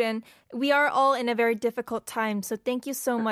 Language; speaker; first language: English; non-native, fluent; Korean